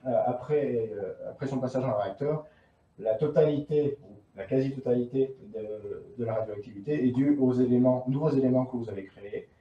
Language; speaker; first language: French; native; French